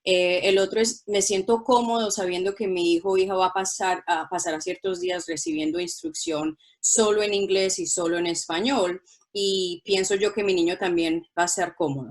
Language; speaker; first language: Spanish; non-native, local second language; English